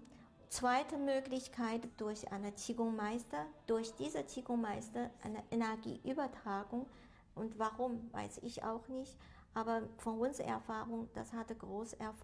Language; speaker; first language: German; non-native, learner; Chinese